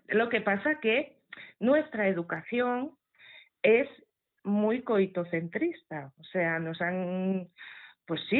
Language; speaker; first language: Spanish; native; Spanish